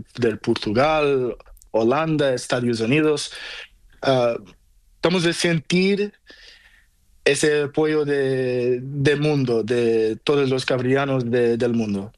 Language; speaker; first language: Spanish; non-native, learner; Portuguese